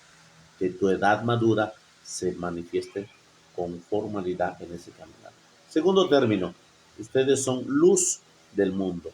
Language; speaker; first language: Spanish; native; Spanish